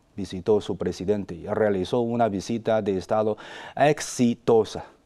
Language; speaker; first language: Spanish; non-native, fluent; Chinese